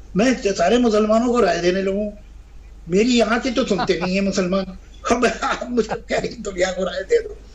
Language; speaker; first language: Hindi; native; Hindi